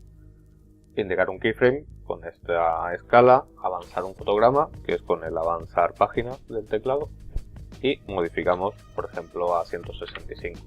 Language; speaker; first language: Spanish; native; Spanish